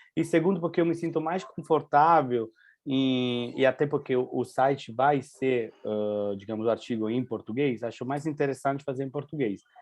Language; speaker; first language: Portuguese; non-native, fluent; Italian